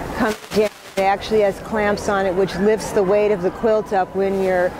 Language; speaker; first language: English; native; English